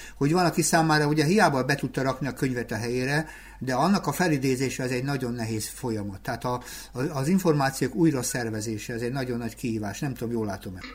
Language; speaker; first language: Hungarian; native; Hungarian